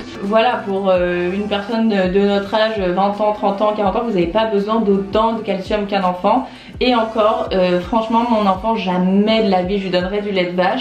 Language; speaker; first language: French; native; French